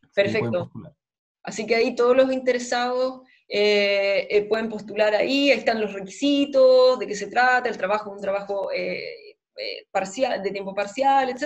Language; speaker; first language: Spanish; native; Spanish